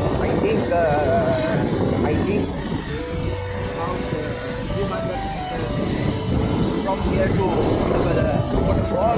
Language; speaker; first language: English; non-native, local second language; Sinhala